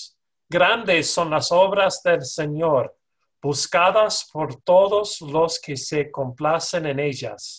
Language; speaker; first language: Spanish; non-native, fluent; English